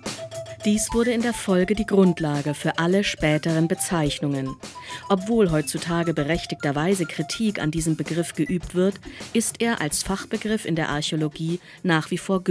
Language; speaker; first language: German; native; German